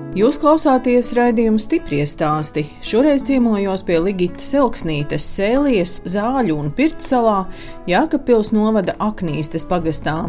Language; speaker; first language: Latvian; native; Latvian